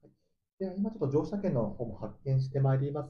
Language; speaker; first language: Japanese; native; Japanese